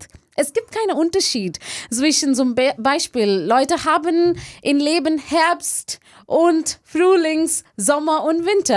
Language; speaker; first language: German; non-native, learner; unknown